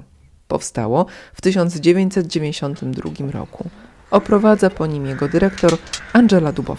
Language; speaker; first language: Polish; native; Polish